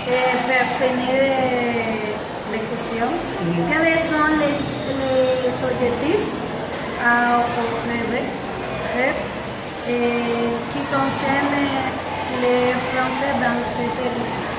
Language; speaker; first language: French; non-native, learner; Spanish